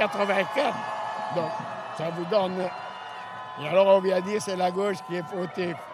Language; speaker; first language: French; early bilingual, other home language; Spanish